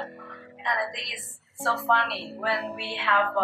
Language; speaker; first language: English; non-native, learner; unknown